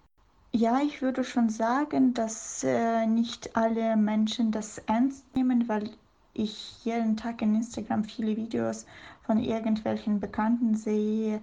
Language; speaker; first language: German; non-native, fluent; Russian